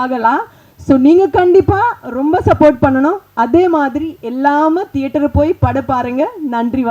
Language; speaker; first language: Tamil; non-native, learner; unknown